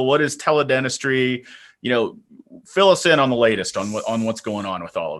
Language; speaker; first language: English; native; English